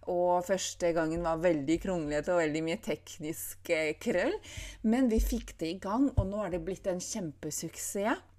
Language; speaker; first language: Norwegian; non-native, fluent; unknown